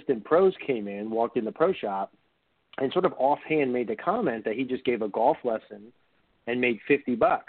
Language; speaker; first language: English; native; English